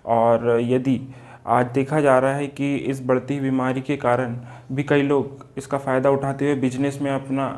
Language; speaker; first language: Hindi; native; Hindi